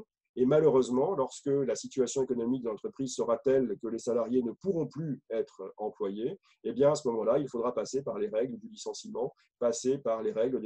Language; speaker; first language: French; native; French